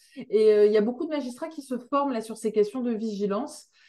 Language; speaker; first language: French; native; French